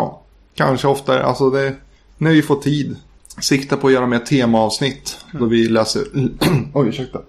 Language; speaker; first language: Swedish; native; Swedish